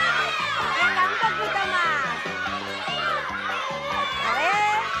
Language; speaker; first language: Spanish; native; Spanish